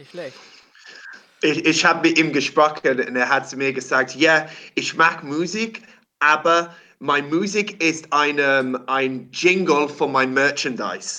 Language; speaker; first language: German; non-native, learner; English